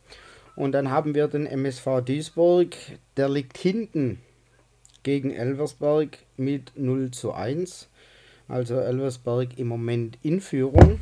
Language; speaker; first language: German; native; German